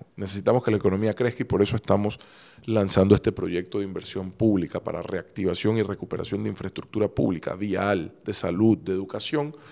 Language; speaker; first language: Spanish; native; Spanish